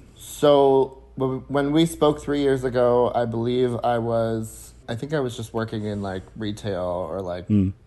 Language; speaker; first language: English; native; English